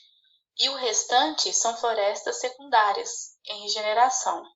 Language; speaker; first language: Portuguese; native; Portuguese